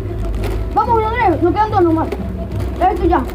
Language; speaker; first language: Spanish; native; Spanish